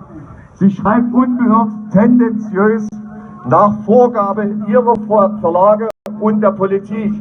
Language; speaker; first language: German; native; German